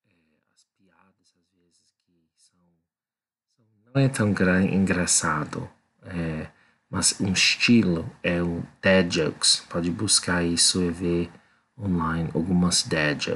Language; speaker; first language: Portuguese; non-native, learner; English